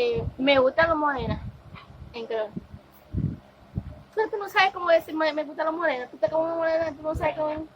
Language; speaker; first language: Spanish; non-native, fluent; Haitian Creole